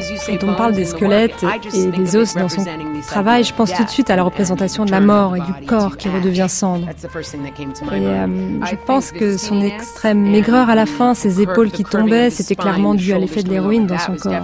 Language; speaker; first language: French; native; French